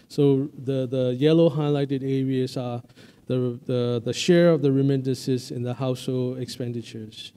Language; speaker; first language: English; non-native, fluent; Burmese